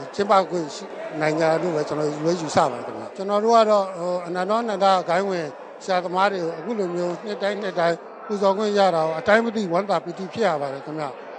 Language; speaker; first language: Burmese; native; Burmese